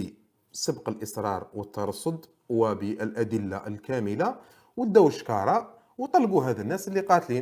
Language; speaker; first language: Arabic; native; Arabic